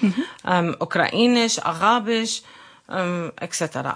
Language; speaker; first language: German; non-native, learner; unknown